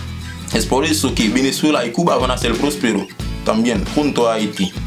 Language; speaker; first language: Spanish; non-native, fluent; Haitian Creole